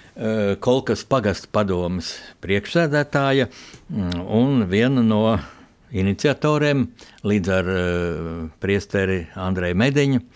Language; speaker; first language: Latvian; native; Latvian